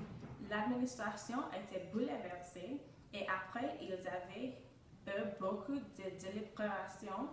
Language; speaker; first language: French; non-native, learner; English